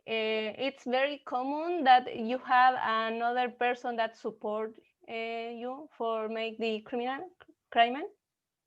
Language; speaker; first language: English; non-native, learner; Spanish